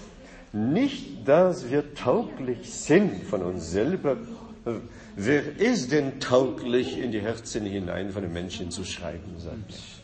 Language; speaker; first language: German; non-native, fluent; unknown